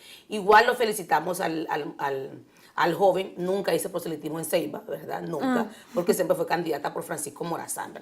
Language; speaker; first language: Spanish; native; Spanish